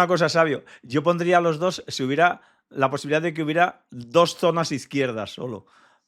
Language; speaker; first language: Spanish; native; Spanish